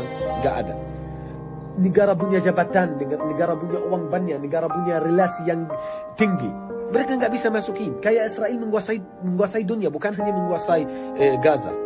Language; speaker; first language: Indonesian; non-native, fluent; Arabic